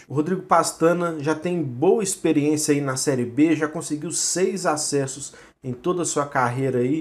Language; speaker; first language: Portuguese; native; Portuguese